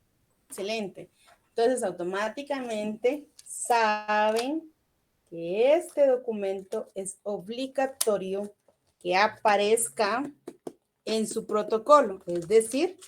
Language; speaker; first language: Spanish; native; Spanish